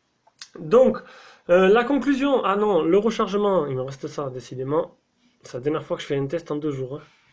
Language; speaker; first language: French; native; French